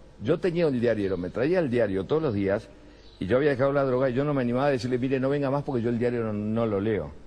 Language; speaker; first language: Spanish; native; Spanish